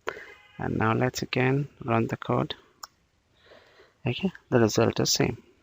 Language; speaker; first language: English; non-native, local second language; Bangla